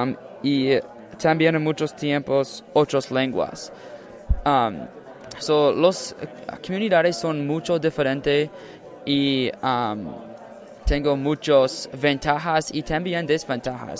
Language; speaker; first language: Spanish; non-native, learner; English